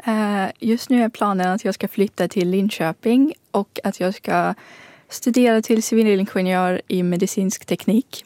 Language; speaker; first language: Swedish; non-native, fluent; Ukrainian